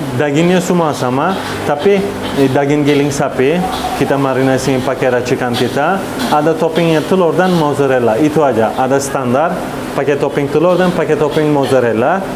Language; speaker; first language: Indonesian; non-native, fluent; Turkish